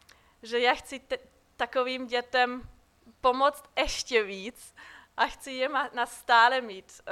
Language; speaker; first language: Czech; non-native, fluent; German